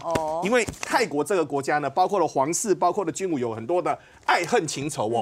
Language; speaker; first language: Chinese; native; Chinese